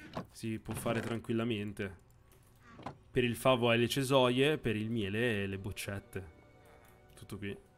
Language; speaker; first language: Italian; native; Italian